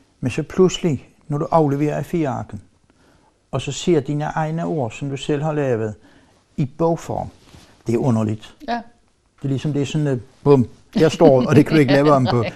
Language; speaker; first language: Danish; native; Danish